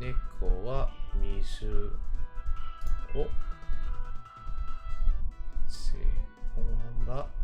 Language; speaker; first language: Japanese; non-native, learner; English